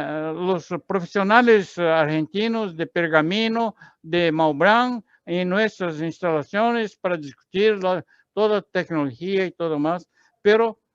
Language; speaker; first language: Spanish; non-native, learner; Portuguese